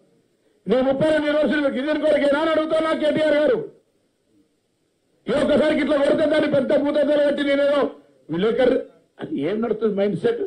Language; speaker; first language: Telugu; native; Telugu